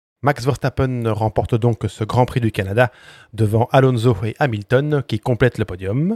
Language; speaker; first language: French; native; French